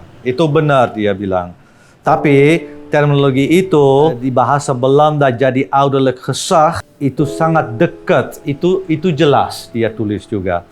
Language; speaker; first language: Indonesian; non-native, learner; Dutch